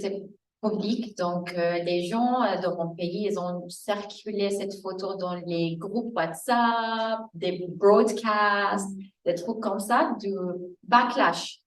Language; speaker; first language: French; non-native, fluent; Arabic